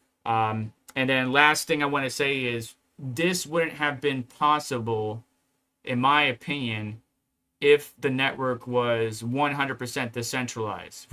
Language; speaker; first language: English; native; English